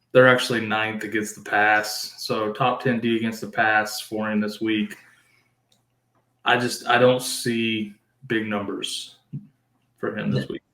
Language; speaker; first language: English; native; English